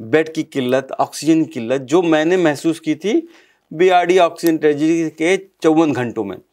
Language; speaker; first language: Hindi; native; Hindi